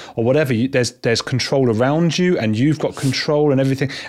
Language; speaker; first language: English; native; English